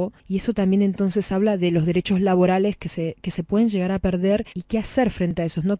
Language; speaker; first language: Spanish; native; Spanish